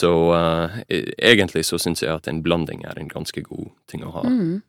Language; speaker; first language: Norwegian; non-native, fluent; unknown